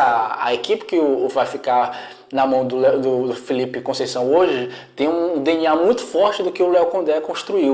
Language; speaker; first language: Portuguese; native; Portuguese